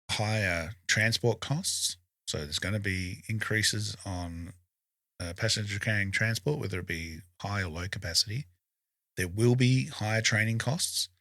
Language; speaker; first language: English; native; English